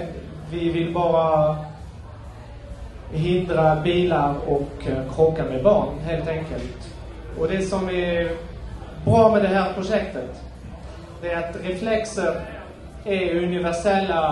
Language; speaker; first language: Swedish; non-native, fluent; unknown